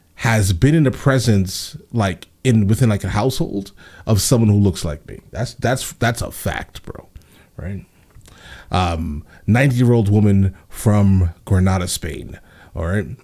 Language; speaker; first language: English; native; English